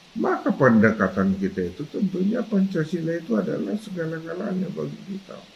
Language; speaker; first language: Indonesian; non-native, local second language; Batak Toba